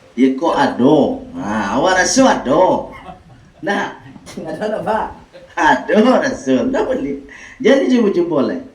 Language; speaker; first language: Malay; non-native, local second language; Minangkabau